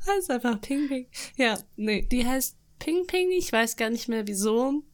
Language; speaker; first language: German; early bilingual, other home language; Russian